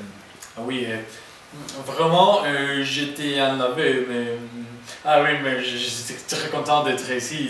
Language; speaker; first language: French; non-native, learner; Spanish